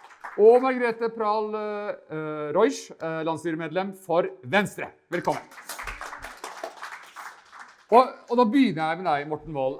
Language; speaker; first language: Norwegian; native; Norwegian